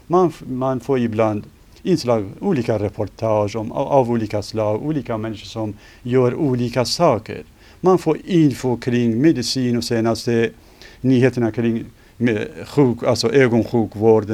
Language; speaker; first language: Swedish; non-native, fluent; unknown